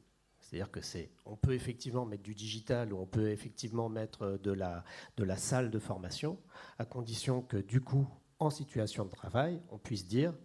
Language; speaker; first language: French; native; French